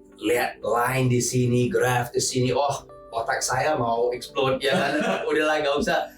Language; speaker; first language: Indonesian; non-native, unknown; English